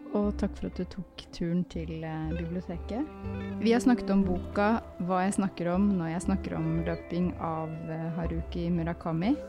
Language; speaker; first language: Norwegian; native; Norwegian